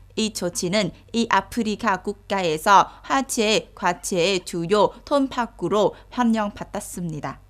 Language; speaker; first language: Korean; non-native, fluent; Vietnamese